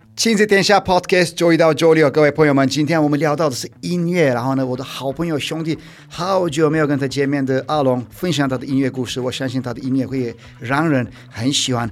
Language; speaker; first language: Chinese; non-native, fluent; Turkish